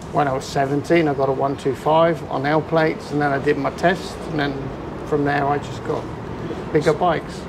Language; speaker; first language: English; native; English